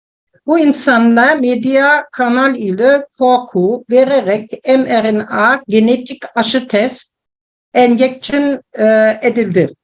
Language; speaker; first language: Turkish; non-native, learner; German